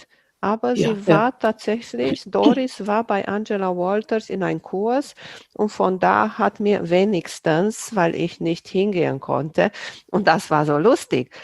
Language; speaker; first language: German; non-native, fluent; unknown